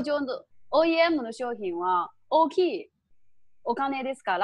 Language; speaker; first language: Japanese; non-native, fluent; Chinese